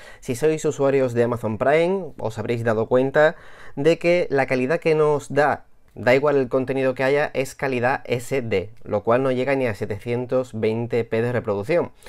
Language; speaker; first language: Spanish; native; Spanish